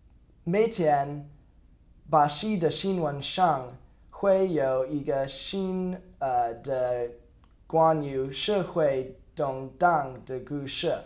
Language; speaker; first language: Chinese; non-native, learner; English